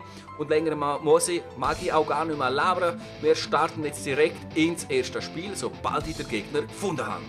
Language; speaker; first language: German; native; German